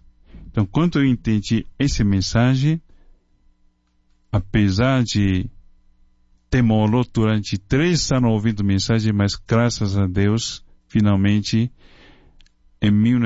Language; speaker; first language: Portuguese; non-native, fluent; Chinese